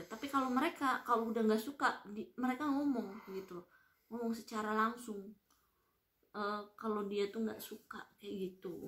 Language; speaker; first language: Indonesian; non-native, local second language; Javanese